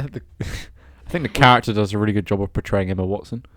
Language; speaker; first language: English; native; English